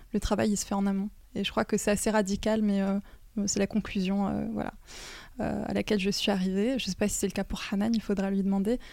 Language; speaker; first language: French; native; French